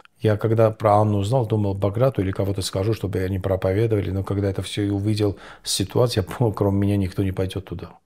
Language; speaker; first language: Russian; non-native, local second language; Georgian